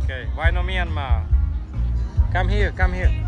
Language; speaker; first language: English; non-native, learner; Slovak